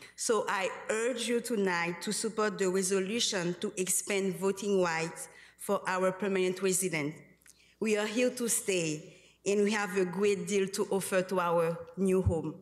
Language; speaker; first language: English; non-native, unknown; Haitian Creole